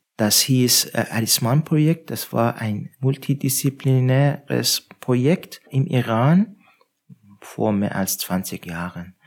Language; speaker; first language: German; non-native, fluent; Persian